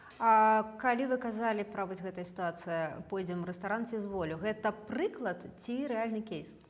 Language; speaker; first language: Belarusian; non-native, local second language; Russian